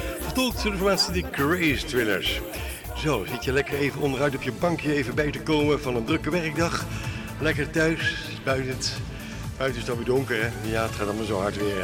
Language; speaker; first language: Dutch; native; Dutch